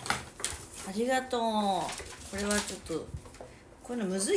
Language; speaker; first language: Japanese; native; Japanese